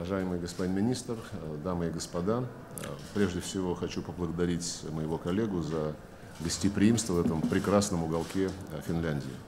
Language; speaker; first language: Russian; native; Russian